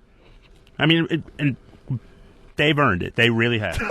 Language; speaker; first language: English; native; English